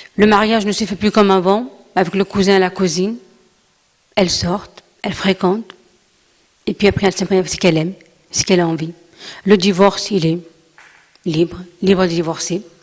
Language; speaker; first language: French; non-native, local second language; Arabic